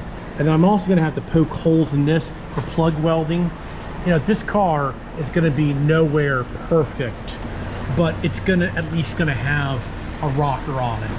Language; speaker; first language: English; native; English